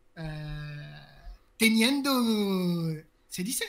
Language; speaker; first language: Spanish; non-native, fluent; French